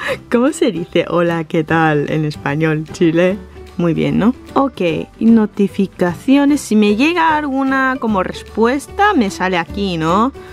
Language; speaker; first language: Spanish; non-native, fluent; Japanese